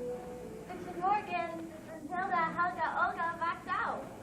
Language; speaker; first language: German; non-native, learner; English